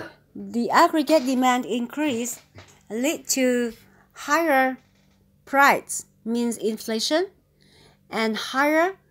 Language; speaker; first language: English; non-native, fluent; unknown